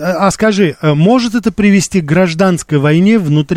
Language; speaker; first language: Russian; native; Russian